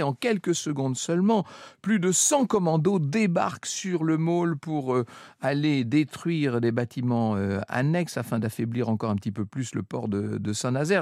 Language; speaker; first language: French; native; French